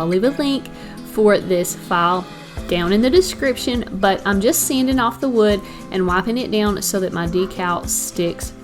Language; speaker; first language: English; native; English